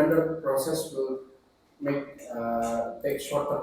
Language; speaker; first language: English; non-native, fluent; Indonesian